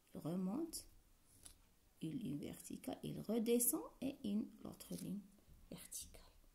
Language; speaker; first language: French; non-native, local second language; Arabic